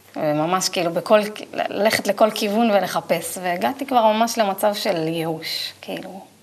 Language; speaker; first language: Hebrew; native; Hebrew